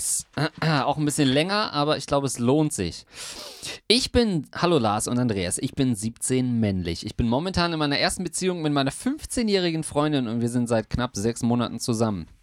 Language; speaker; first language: German; native; German